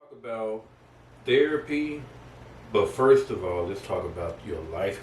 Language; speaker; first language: English; native; English